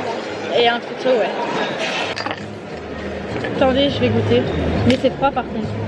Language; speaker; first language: French; native; French